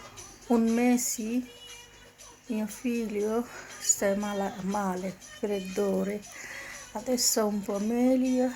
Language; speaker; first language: Italian; non-native, learner; Bangla